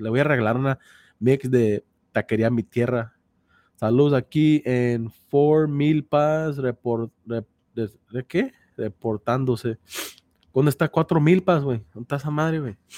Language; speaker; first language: Spanish; early bilingual, heritage; Spanish